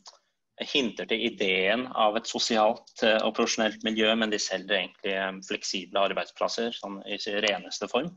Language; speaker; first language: Norwegian; native; Norwegian